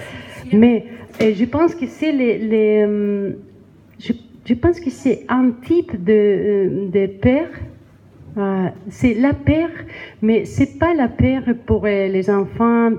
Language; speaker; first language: French; non-native, learner; Spanish